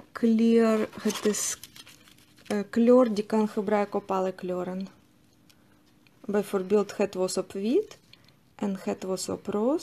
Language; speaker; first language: Dutch; non-native, learner; Russian